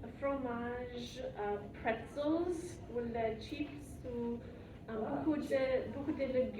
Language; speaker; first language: French; non-native, learner; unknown